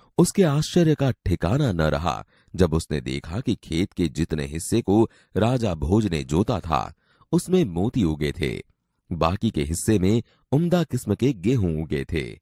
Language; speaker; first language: Hindi; non-native, local second language; Gujarati